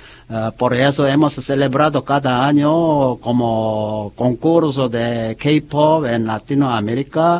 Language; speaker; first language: Spanish; non-native, learner; Korean